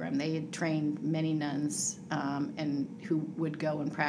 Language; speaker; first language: English; native; English